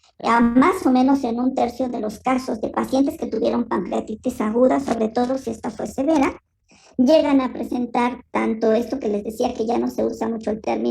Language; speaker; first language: Spanish; native; Spanish